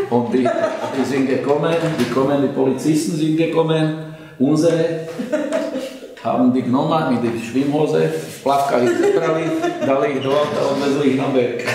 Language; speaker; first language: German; non-native, learner; Slovak